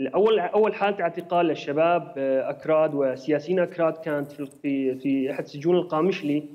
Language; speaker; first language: Arabic; native; Arabic